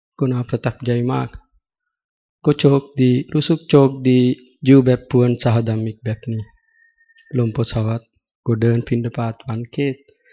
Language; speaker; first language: Thai; non-native, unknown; Sinhala